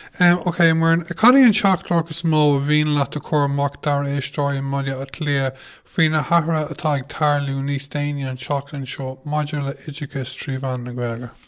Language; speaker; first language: Irish; non-native, local second language; English